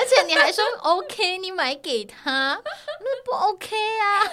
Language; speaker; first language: Chinese; native; Chinese